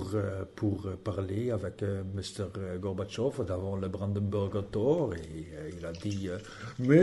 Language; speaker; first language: French; non-native, learner; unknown